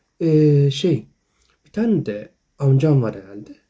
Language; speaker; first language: Turkish; early bilingual, other home language; Japanese